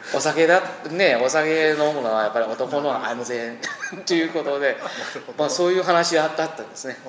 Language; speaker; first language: Japanese; non-native, fluent; Chinese